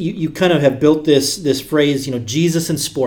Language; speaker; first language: English; native; English